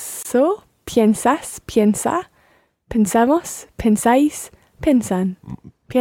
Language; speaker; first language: Spanish; non-native, learner; English